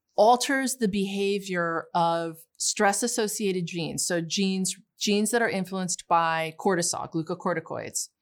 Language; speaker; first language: English; early bilingual, other home language; Polish